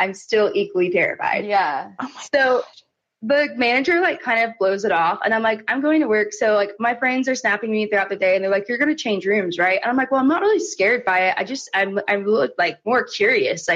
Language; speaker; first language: English; native; English